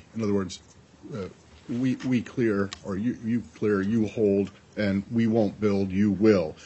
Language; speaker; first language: English; native; English